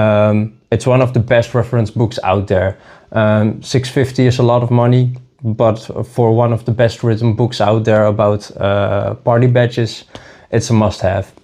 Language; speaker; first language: English; non-native, fluent; Dutch